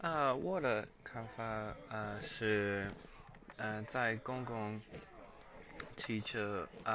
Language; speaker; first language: Chinese; non-native, learner; English